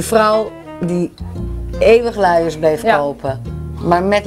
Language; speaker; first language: Dutch; native; Dutch